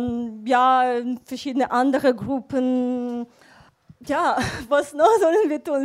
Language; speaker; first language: German; non-native, fluent; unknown